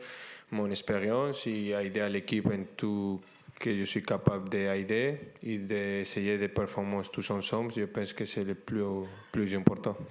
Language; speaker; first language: French; non-native, fluent; Spanish